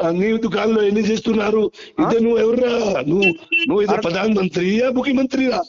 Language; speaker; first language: Telugu; non-native, local second language; Hindi